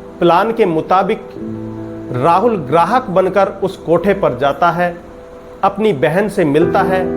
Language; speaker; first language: Hindi; native; Hindi